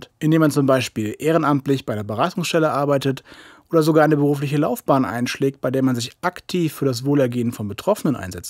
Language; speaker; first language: German; native; German